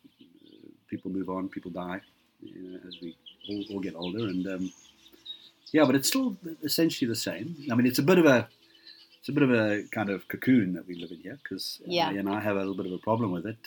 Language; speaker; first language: English; native; English